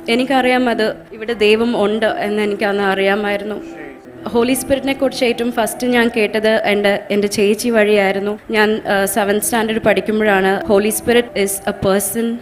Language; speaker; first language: Malayalam; early bilingual, heritage; Malayalam